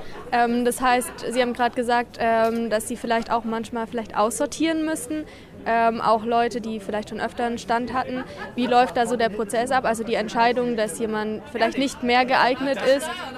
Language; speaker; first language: German; native; German